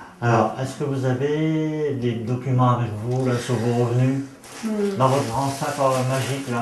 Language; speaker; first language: French; native; French